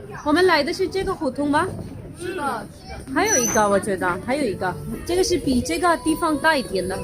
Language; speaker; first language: Chinese; non-native, learner; Urdu